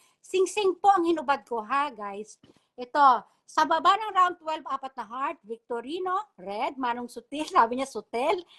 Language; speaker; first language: Filipino; non-native, local second language; Bikol